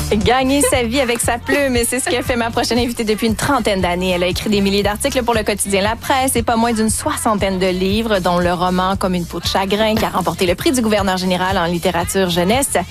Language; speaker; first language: French; native; French